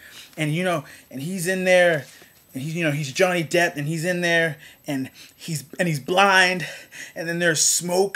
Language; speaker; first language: English; native; English